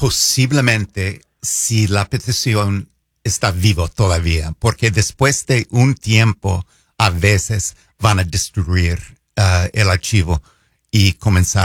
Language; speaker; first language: Spanish; non-native, fluent; English